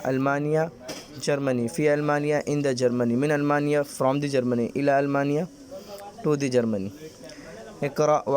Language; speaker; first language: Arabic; non-native, fluent; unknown